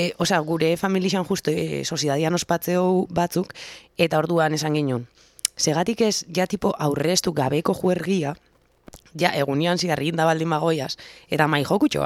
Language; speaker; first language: Basque; native; Basque